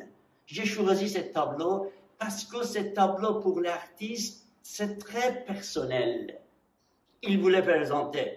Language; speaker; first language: French; non-native, fluent; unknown